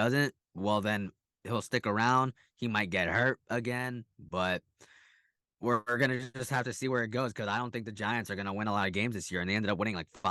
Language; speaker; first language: English; native; English